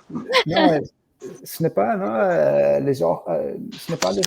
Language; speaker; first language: French; non-native, learner; English